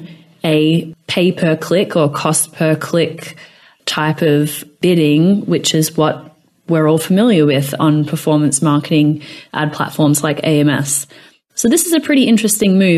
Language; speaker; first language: English; native; English